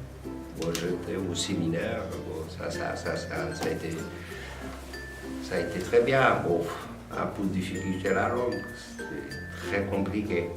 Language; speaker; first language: French; non-native, learner; Tigrinya